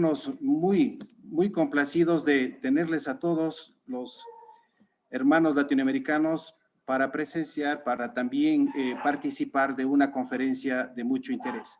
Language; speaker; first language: Spanish; native; Spanish